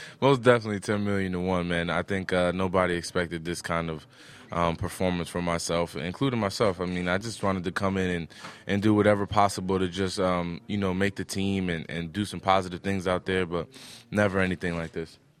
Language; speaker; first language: English; early bilingual, other home language; Spanish